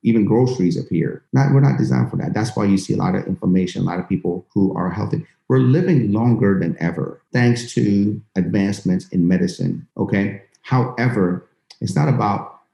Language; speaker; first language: English; early bilingual, other home language; Persian